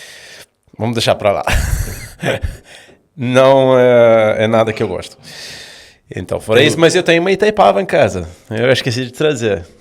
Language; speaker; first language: Portuguese; non-native, fluent; Swedish